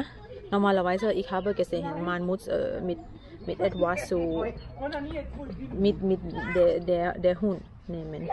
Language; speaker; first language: German; non-native, learner; Thai